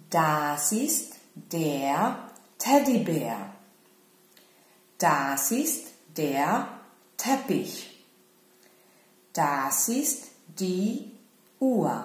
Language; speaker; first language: German; non-native, fluent; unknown